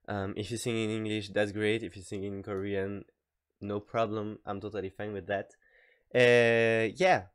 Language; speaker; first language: English; non-native, fluent; French